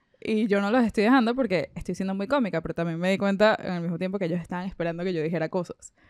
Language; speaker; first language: Spanish; native; Spanish